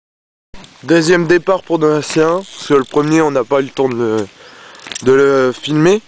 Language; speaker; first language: French; native; French